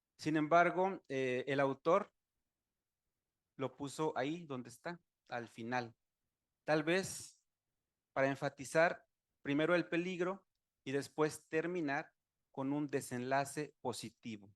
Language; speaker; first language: Spanish; native; Spanish